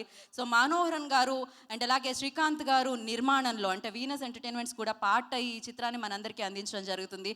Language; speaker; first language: Telugu; native; Telugu